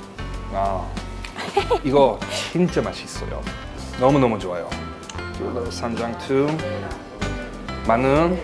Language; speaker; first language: Korean; non-native, learner; English